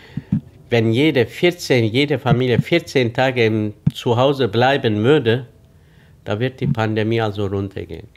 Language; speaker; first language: German; non-native, fluent; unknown